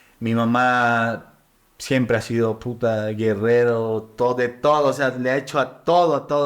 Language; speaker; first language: Spanish; native; Spanish